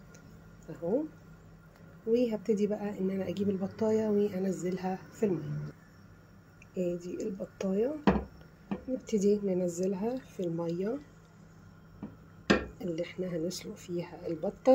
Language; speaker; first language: Arabic; native; Arabic